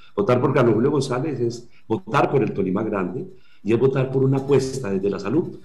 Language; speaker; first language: Spanish; native; Spanish